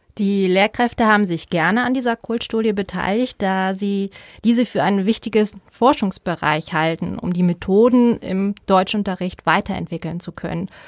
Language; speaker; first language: German; native; German